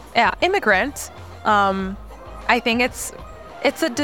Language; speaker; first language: English; non-native, fluent; Korean